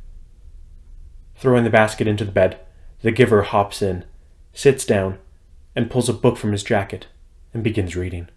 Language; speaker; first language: English; native; English